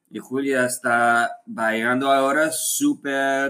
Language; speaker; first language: Spanish; non-native, learner; English